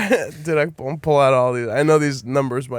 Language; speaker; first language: English; native; English